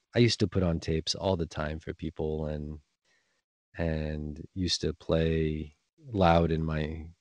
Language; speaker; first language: English; native; English